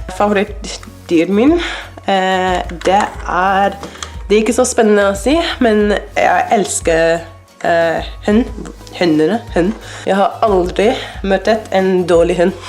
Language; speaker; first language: Norwegian; non-native, learner; English